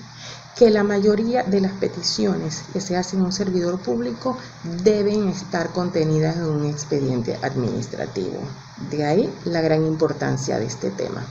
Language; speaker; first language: Spanish; native; Spanish